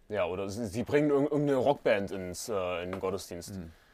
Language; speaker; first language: German; native; German